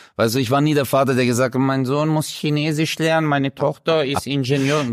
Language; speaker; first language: German; early bilingual, other home language; Turkish